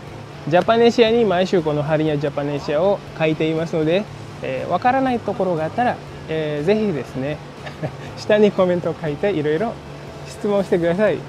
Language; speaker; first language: Japanese; non-native, fluent; Indonesian